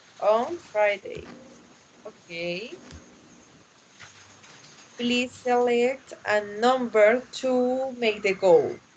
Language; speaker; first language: English; non-native, fluent; Spanish